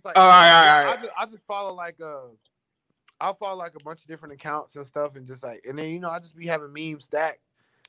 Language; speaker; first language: English; native; English